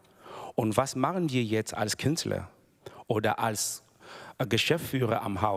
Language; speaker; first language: German; non-native, learner; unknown